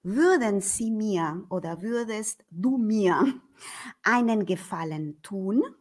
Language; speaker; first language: German; non-native, fluent; Spanish